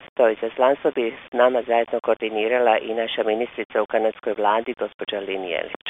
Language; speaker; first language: Croatian; native; Croatian